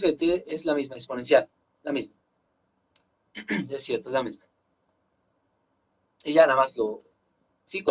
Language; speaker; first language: Spanish; native; Spanish